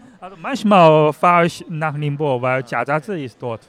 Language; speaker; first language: German; non-native, learner; Chinese